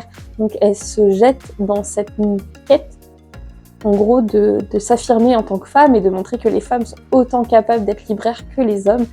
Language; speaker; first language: French; native; French